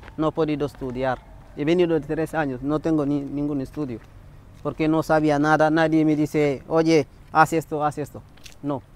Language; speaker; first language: Spanish; non-native, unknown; Wolof